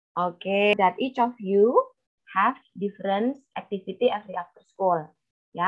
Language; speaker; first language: English; non-native, fluent; Indonesian